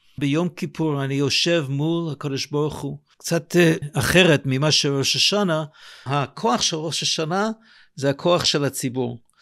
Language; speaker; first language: Hebrew; non-native, fluent; English